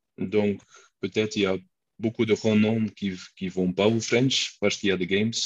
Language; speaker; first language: French; non-native, local second language; Dutch